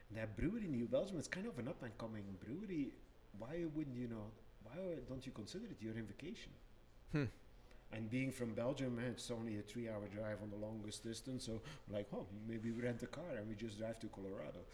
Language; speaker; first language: English; non-native, fluent; Dutch